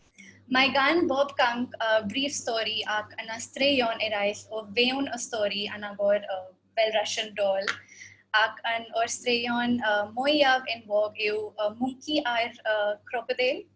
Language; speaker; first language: Welsh; non-native, fluent; Hindi